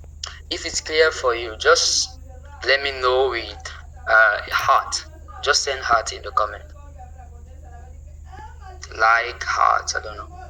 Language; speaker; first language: English; non-native, local second language; French